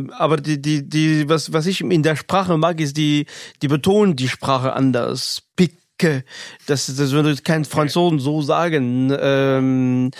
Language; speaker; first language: German; non-native, fluent; French